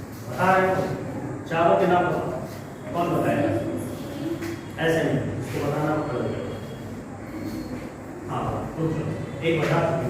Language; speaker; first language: Hindi; native; Hindi